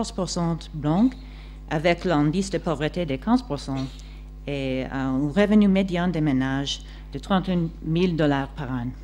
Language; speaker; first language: French; non-native, fluent; English